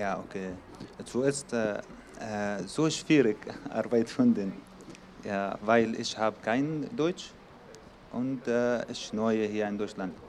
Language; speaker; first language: German; non-native, learner; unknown